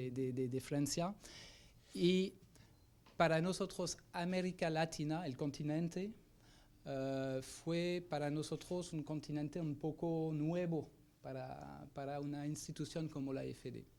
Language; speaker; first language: Spanish; non-native, fluent; French